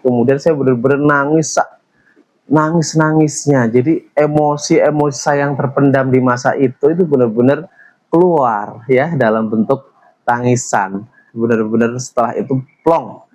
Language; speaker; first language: Indonesian; native; Indonesian